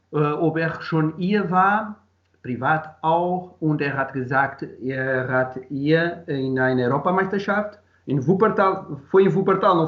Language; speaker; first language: German; non-native, learner; Portuguese